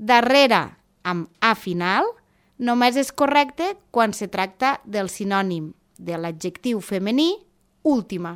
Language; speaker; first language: Catalan; native; Catalan